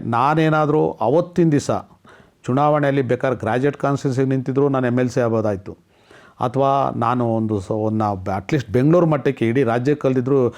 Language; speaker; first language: Kannada; non-native, local second language; Telugu